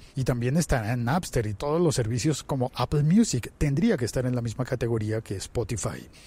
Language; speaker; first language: Spanish; native; Spanish